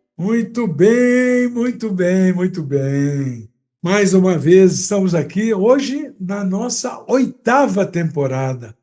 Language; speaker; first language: Portuguese; native; Portuguese